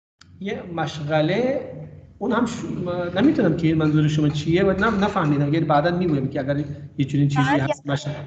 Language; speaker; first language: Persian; non-native, fluent; Urdu